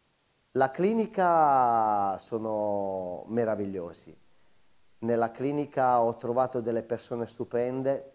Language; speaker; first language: Italian; native; Italian